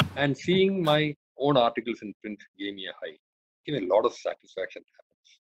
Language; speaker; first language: English; non-native, local second language; Malayalam